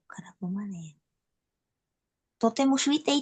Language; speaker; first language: Japanese; non-native, learner; Indonesian